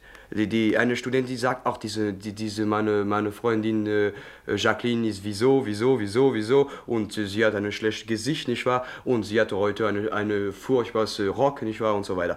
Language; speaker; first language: German; non-native, learner; French